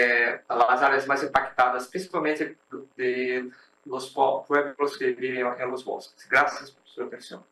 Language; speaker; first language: Spanish; non-native, fluent; Portuguese